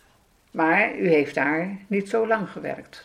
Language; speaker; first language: Dutch; native; Dutch